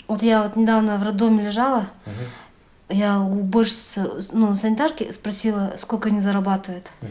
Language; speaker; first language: Russian; native; Russian